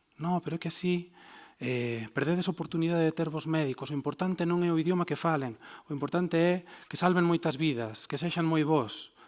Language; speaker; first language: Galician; non-native, fluent; Spanish